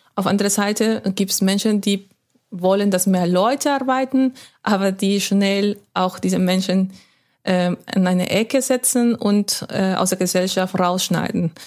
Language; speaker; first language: German; non-native, fluent; Spanish